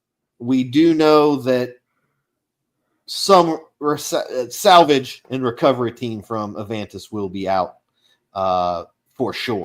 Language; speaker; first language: English; native; English